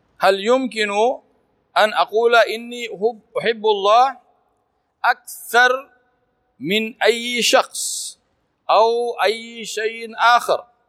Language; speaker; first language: Arabic; non-native, fluent; Urdu